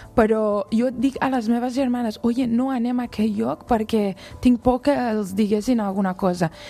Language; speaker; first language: Catalan; non-native, fluent; Persian